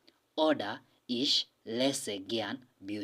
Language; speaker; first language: German; non-native, learner; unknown